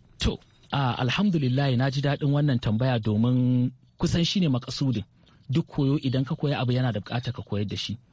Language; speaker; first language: Hausa; native; Hausa